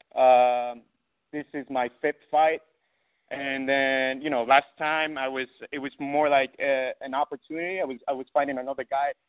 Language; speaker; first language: English; non-native, fluent; Spanish